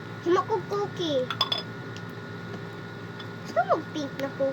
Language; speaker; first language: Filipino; non-native, local second language; Cebuano